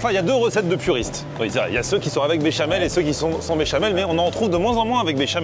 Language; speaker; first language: French; native; French